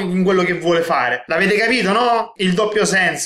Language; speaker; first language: Italian; native; Italian